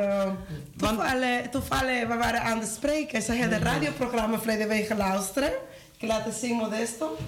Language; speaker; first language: Dutch; non-native, learner; Spanish